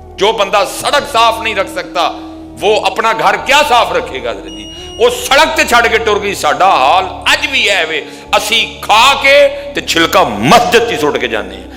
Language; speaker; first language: Urdu; non-native, local second language; Punjabi